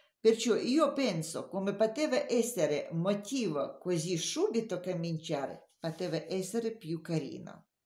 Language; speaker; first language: Italian; non-native, learner; Romanian